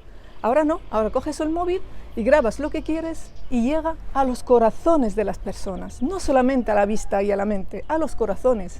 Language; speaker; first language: Spanish; early bilingual, other home language; Arabic